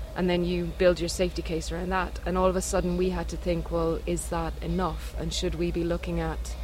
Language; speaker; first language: English; native; English